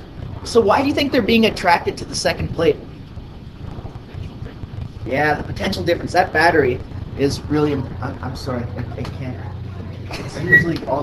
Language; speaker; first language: English; native; English